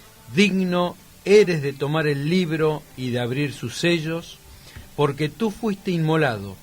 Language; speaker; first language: Spanish; native; Spanish